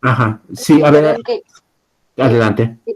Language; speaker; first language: Spanish; native; Spanish